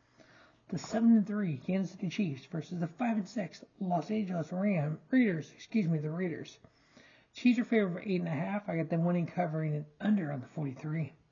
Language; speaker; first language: English; native; English